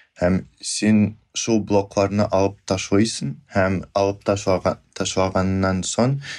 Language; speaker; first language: Tatar; non-native, fluent; Russian